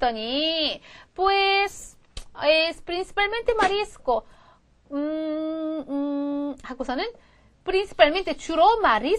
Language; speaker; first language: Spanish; non-native, fluent; Korean